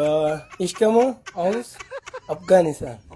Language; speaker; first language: German; non-native, learner; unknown